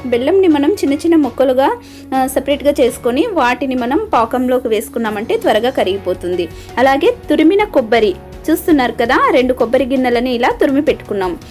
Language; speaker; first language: Telugu; non-native, local second language; Urdu